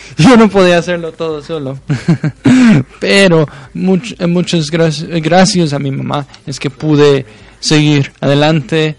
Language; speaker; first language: Spanish; early bilingual, heritage; Spanish